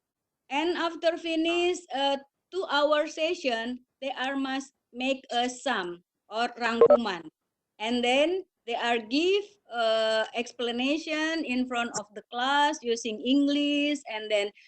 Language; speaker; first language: English; non-native, learner; Indonesian